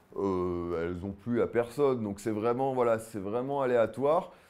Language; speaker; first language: French; native; French